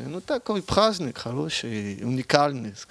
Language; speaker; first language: Russian; early bilingual, heritage; French